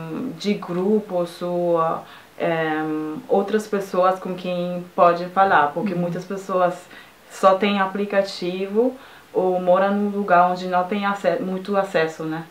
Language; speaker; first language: Portuguese; non-native, fluent; French